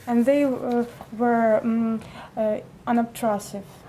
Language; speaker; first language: English; non-native, fluent; Russian